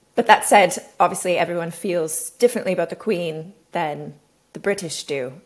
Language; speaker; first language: English; native; English